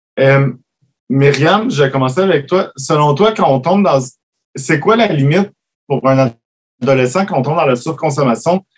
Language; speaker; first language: French; native; French